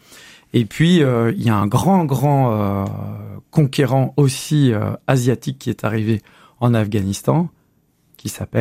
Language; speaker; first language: French; native; French